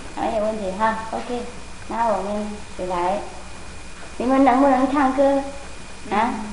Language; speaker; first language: Chinese; non-native, fluent; Vietnamese